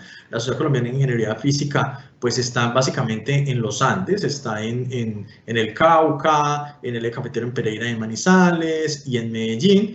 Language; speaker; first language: Spanish; native; Spanish